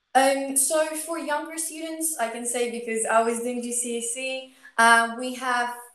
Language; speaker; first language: English; non-native, fluent; Ukrainian